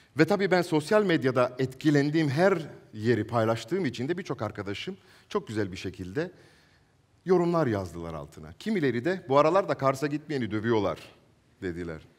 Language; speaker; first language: Turkish; non-native, local second language; Italian